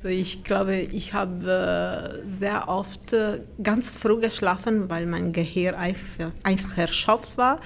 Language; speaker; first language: German; non-native, fluent; Italian